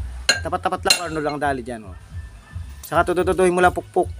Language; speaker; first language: Filipino; native; Filipino